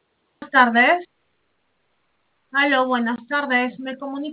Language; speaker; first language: Spanish; native; Spanish